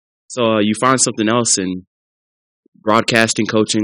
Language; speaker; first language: English; native; English